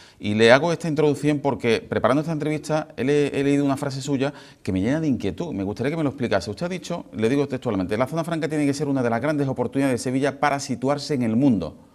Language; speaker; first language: Spanish; native; Spanish